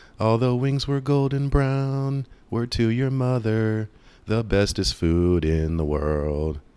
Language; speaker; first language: English; native; English